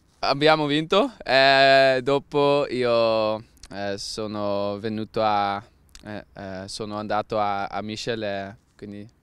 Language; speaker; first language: Italian; non-native, learner; Dutch